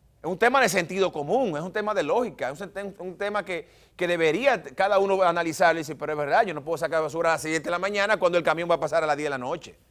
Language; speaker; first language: Spanish; native; Spanish